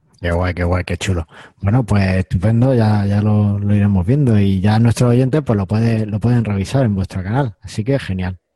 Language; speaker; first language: Spanish; native; Spanish